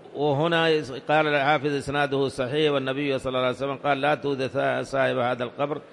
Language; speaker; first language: Arabic; non-native, fluent; Urdu